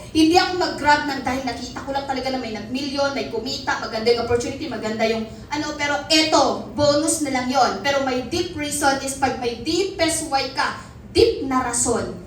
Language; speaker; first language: Filipino; non-native, local second language; Cebuano